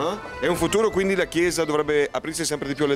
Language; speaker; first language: Italian; native; Italian